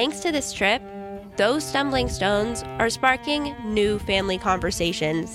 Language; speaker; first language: English; native; English